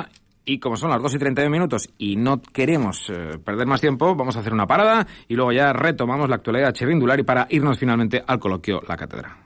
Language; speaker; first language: Spanish; native; Spanish